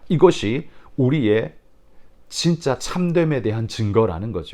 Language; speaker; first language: Korean; native; Korean